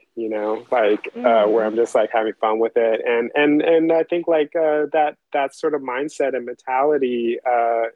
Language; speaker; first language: English; early bilingual, other home language; Chinese